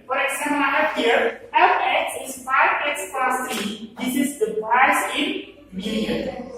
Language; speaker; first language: English; non-native, learner; Indonesian